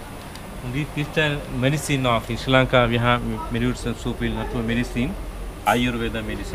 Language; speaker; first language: German; non-native, learner; Sinhala